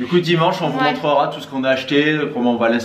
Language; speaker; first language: French; native; French